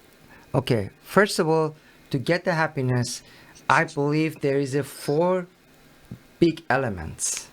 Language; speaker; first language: English; non-native, learner; Persian